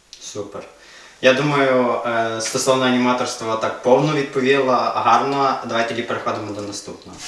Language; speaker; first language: Ukrainian; native; Ukrainian